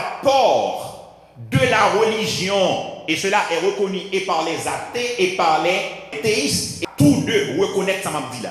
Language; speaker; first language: French; non-native, local second language; Haitian Creole